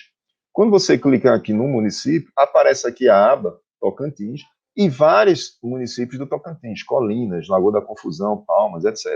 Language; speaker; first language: Portuguese; native; Portuguese